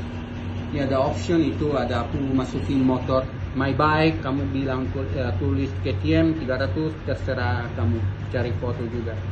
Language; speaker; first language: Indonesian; non-native, learner; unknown